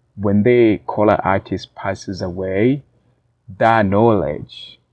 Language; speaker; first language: English; non-native, local second language; Rundi